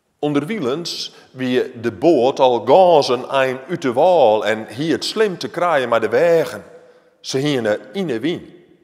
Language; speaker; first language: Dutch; non-native, local second language; Western Frisian